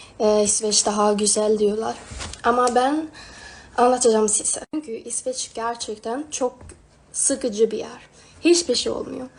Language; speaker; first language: Turkish; non-native, fluent; Swedish